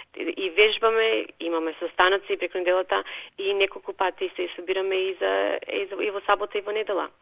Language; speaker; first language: Macedonian; native; Macedonian